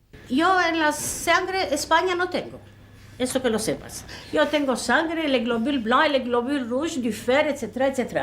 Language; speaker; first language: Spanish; early bilingual, heritage; Ladino